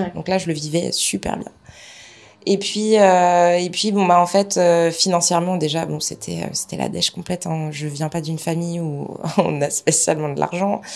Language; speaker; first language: French; native; French